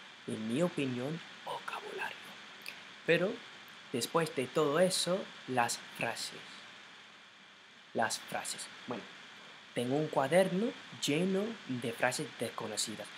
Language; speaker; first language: Spanish; non-native, learner; English